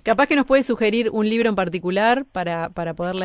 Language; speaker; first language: Spanish; native; Spanish